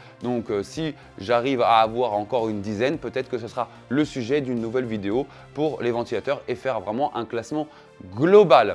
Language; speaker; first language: French; native; French